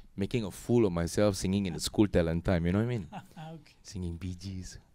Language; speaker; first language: English; native; English